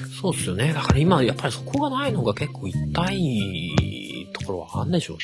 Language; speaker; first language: Japanese; native; Japanese